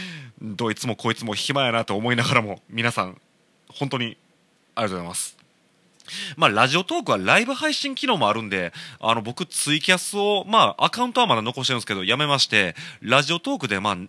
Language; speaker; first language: Japanese; native; Japanese